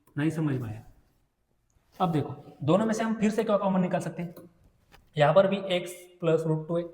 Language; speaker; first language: Hindi; non-native, local second language; Marathi